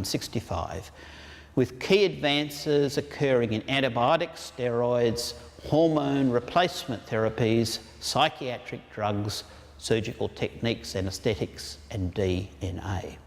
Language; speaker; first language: English; native; English